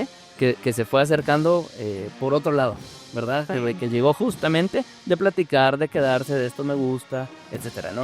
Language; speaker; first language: Spanish; native; Spanish